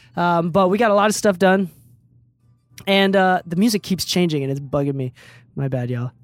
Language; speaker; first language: English; early bilingual, other home language; Japanese